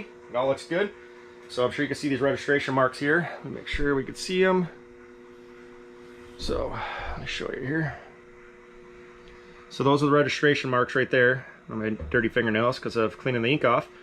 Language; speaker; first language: English; native; English